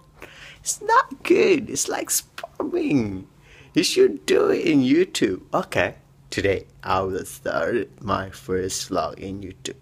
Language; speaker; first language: English; non-native, learner; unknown